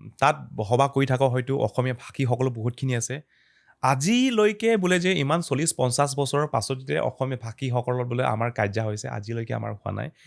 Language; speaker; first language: Assamese; non-native, local second language; Karbi